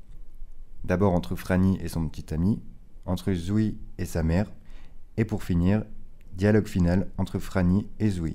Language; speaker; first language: French; native; French